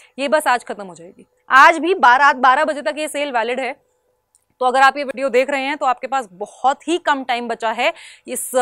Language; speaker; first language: Hindi; native; Hindi